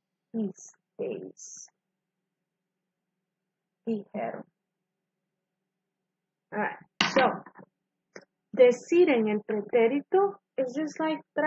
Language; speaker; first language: Spanish; non-native, fluent; English